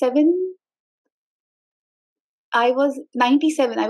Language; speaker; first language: English; non-native, local second language; Hindi